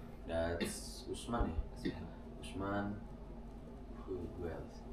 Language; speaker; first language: English; non-native, learner; Indonesian